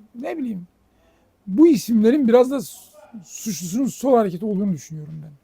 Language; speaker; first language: Turkish; native; Turkish